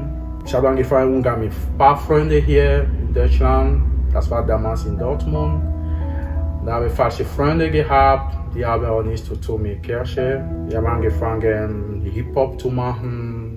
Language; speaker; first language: German; non-native, fluent; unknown